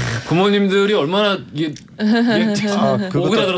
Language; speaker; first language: Korean; native; Korean